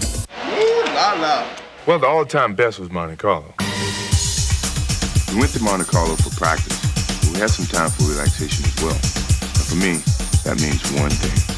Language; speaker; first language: English; native; English